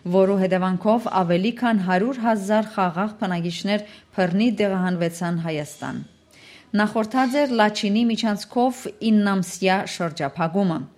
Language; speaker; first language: Armenian; native; Armenian